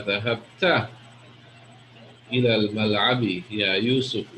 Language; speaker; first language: Arabic; non-native, fluent; English